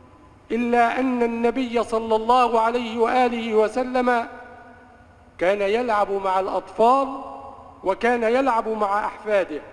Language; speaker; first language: Arabic; native; Arabic